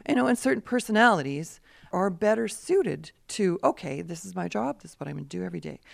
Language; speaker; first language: English; native; English